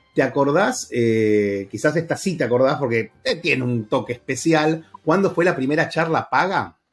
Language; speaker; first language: Spanish; native; Spanish